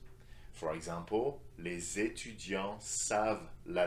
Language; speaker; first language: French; non-native, fluent; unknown